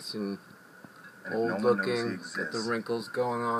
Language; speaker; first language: English; native; English